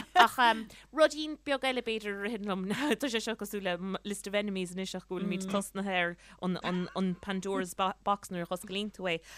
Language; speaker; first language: Irish; native; Irish